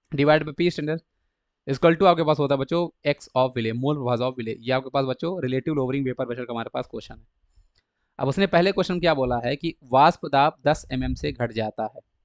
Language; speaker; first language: Hindi; native; Hindi